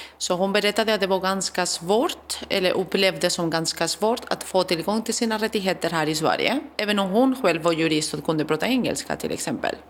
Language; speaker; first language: Swedish; non-native, fluent; Spanish